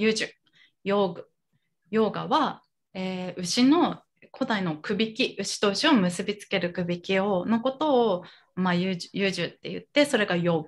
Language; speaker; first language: Japanese; native; Japanese